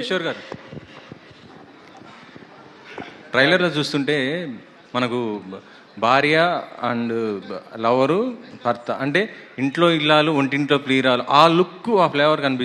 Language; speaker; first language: Telugu; native; Telugu